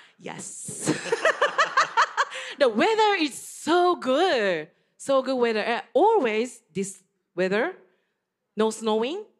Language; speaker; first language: English; non-native, learner; Japanese